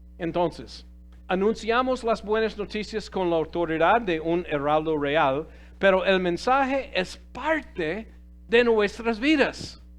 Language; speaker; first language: Spanish; non-native, fluent; English